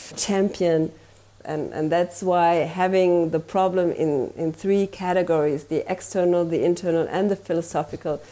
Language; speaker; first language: English; non-native, fluent; German